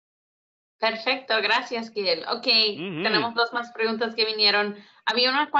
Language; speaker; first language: Spanish; early bilingual, heritage; Spanish